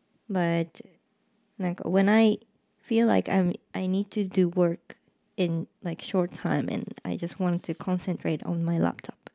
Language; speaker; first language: English; non-native, fluent; Japanese